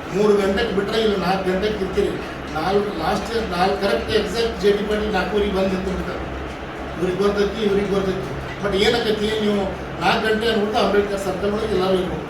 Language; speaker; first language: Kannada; native; Kannada